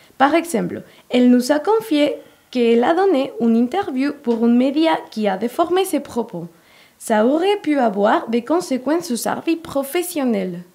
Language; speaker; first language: French; non-native, fluent; Spanish